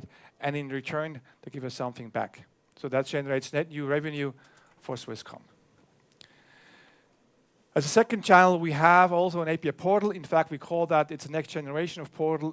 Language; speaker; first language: English; non-native, fluent; German